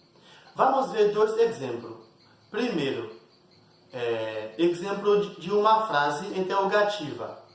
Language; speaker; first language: Portuguese; non-native, fluent; Haitian Creole